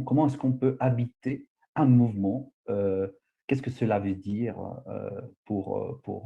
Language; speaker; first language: French; non-native, fluent; Spanish